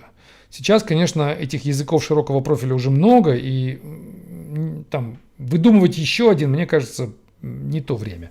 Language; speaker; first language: Russian; native; Russian